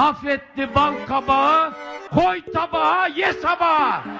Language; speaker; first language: Turkish; native; Turkish